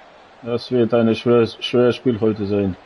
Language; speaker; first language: German; non-native, learner; Russian